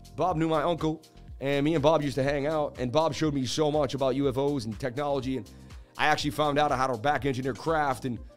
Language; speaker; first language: English; native; English